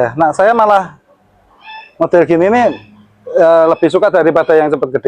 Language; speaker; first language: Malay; non-native, local second language; Javanese